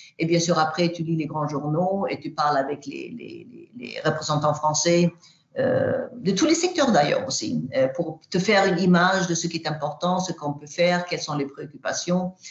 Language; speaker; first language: French; non-native, fluent; Swedish